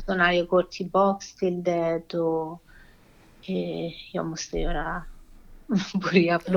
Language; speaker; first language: Swedish; non-native, fluent; Persian